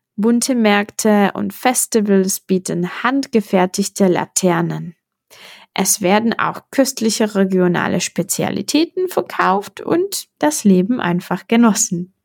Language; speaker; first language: German; non-native, fluent; Czech